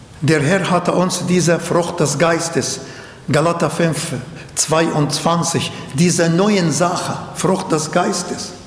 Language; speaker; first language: German; non-native, learner; Arabic